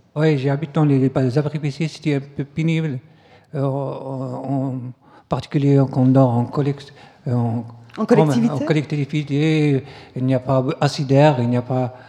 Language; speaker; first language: French; non-native, learner; Arabic